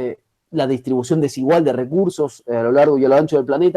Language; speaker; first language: Spanish; native; Spanish